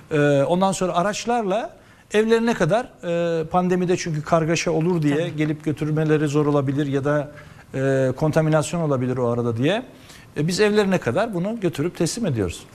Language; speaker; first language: Turkish; native; Turkish